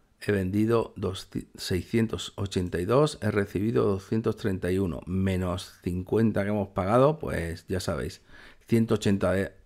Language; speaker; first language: Spanish; native; Spanish